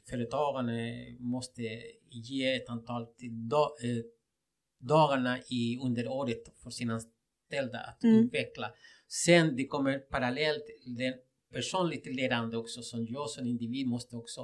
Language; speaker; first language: Swedish; non-native, fluent; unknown